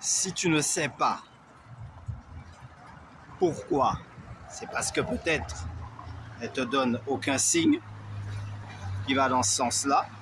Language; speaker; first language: French; native; French